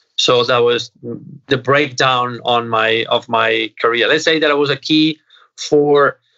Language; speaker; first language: English; non-native, fluent; Italian